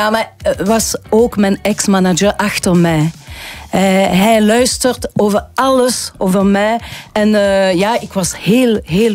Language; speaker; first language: Dutch; non-native, local second language; French